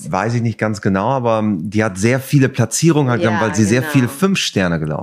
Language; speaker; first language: German; native; German